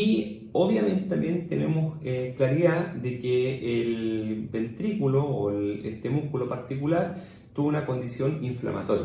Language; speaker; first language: Spanish; native; Spanish